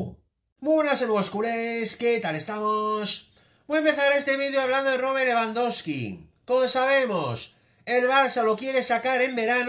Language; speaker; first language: Spanish; native; Spanish